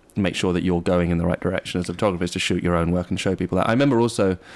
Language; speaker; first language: English; native; English